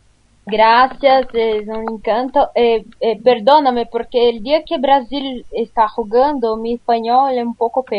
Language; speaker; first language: Spanish; non-native, learner; Portuguese